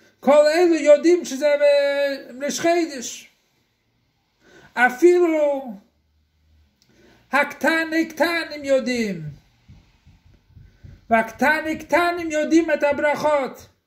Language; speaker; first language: Hebrew; non-native, fluent; English